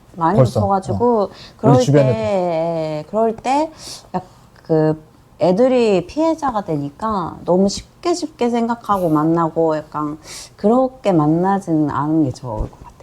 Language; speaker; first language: Korean; non-native, fluent; Japanese